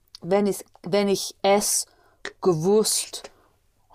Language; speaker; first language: German; non-native, learner; English